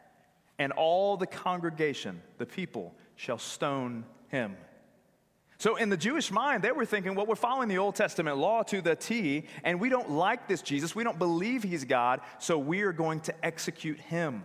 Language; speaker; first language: English; native; English